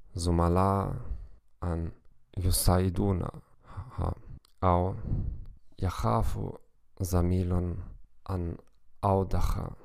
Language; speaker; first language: Arabic; non-native, learner; German